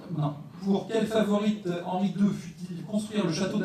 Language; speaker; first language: French; native; French